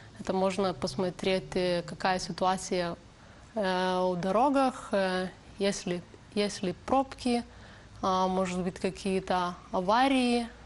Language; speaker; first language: Russian; non-native, learner; Lithuanian